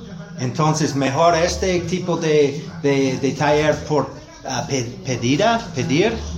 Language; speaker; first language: Spanish; non-native, learner; English